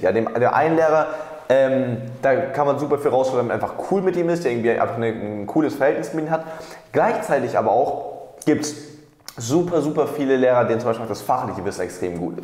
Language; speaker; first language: German; native; German